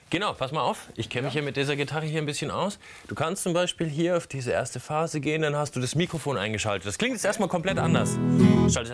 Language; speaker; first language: German; native; German